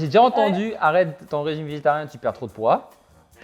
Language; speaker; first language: French; native; French